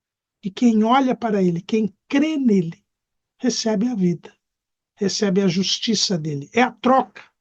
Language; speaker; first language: Portuguese; native; Portuguese